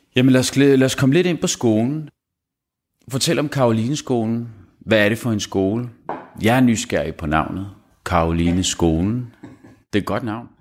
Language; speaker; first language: Danish; early bilingual, other home language; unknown